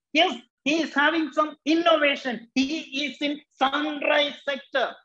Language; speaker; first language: English; non-native, local second language; Malayalam